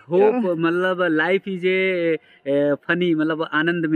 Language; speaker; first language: Hindi; native; Hindi